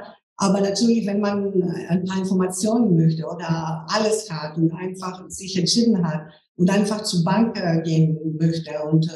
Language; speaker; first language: German; non-native, fluent; Greek